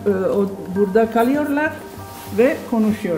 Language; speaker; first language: Turkish; non-native, learner; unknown